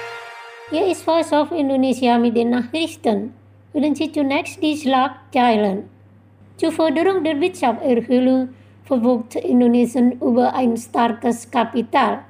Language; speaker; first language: German; non-native, fluent; Indonesian